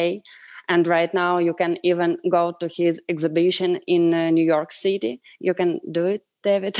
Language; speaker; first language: English; non-native, fluent; Ukrainian